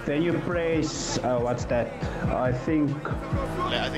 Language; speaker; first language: English; non-native, local second language; Afrikaans